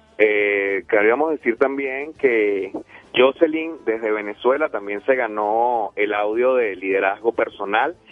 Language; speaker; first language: Spanish; native; Spanish